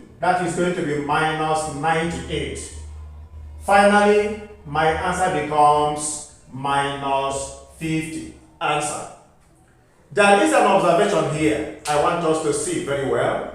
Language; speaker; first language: English; non-native, local second language; Igbo